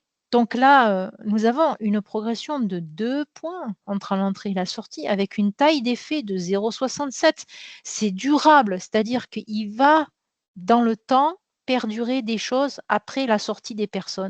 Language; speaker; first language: French; native; French